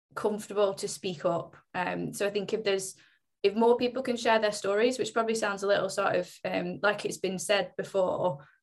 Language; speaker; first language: English; native; English